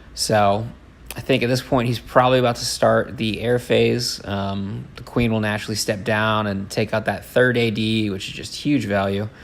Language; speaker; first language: English; native; English